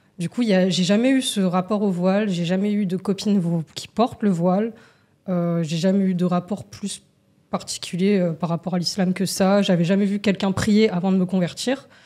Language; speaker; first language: French; native; French